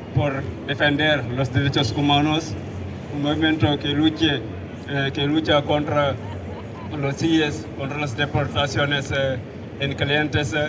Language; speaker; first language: Spanish; non-native, fluent; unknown